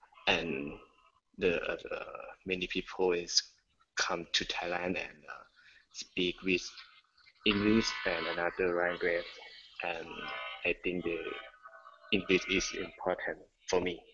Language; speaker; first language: English; non-native, learner; Thai